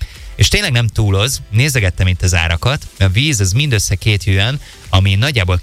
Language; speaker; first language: Hungarian; native; Hungarian